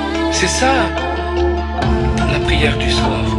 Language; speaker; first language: French; native; French